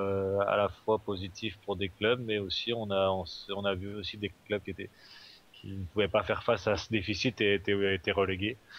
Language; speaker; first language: French; native; French